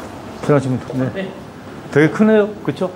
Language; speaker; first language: Korean; native; Korean